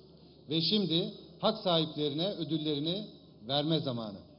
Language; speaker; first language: Turkish; native; Turkish